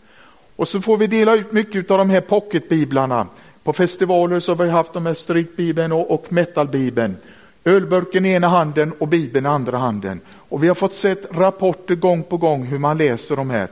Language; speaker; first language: Swedish; native; Swedish